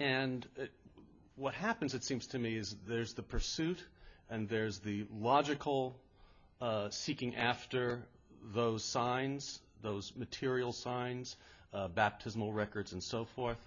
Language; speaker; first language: English; native; English